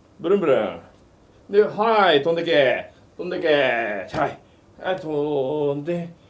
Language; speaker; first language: Japanese; native; Japanese